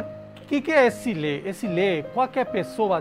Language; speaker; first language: Portuguese; non-native, learner; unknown